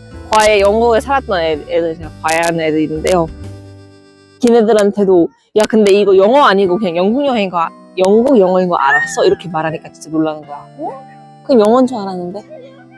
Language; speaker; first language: Korean; non-native, fluent; English